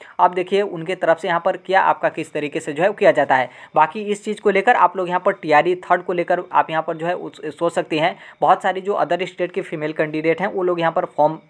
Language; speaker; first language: Hindi; native; Hindi